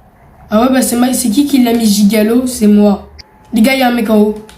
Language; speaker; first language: French; native; French